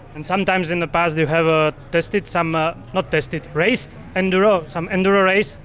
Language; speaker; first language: English; non-native, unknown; Slovak